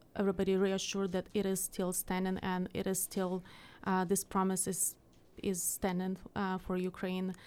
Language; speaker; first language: English; non-native, fluent; Ukrainian